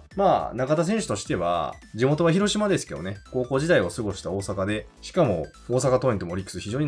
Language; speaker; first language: Japanese; native; Japanese